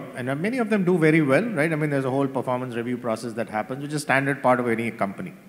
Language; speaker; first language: English; non-native, local second language; Tamil